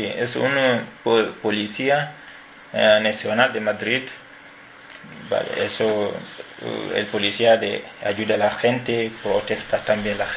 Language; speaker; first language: Spanish; non-native, learner; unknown